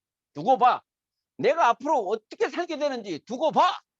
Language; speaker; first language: Korean; native; Korean